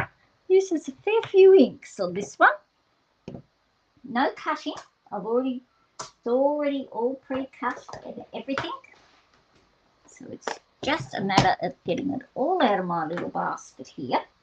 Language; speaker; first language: English; native; English